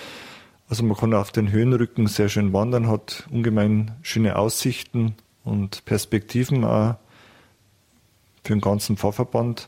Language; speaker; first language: German; native; German